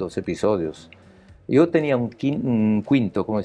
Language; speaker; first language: Spanish; non-native, learner; Italian